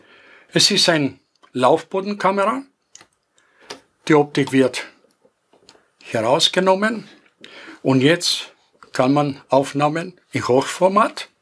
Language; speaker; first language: German; non-native, fluent; Greek